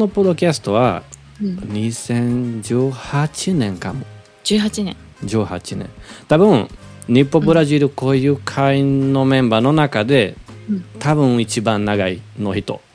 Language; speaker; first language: Japanese; non-native, learner; Portuguese